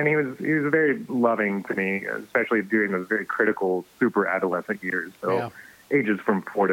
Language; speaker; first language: English; native; English